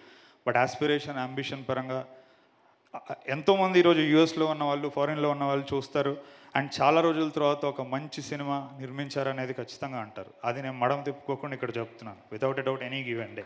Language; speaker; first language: Telugu; native; Telugu